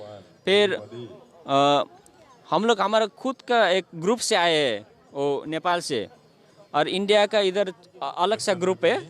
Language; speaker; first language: Hindi; non-native, learner; Nepali